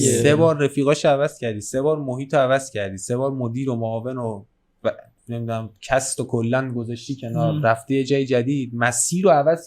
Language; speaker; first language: Persian; native; Persian